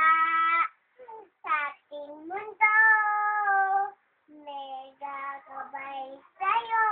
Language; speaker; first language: Filipino; native; Filipino